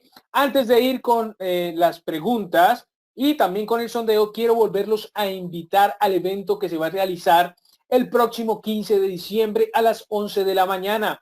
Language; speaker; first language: Spanish; native; Spanish